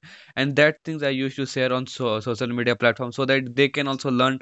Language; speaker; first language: English; non-native, local second language; Hindi